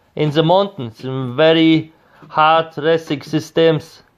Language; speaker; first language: English; non-native, learner; Polish